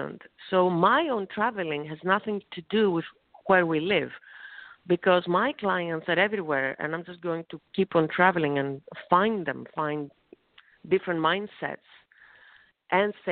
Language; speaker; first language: English; non-native, fluent; Greek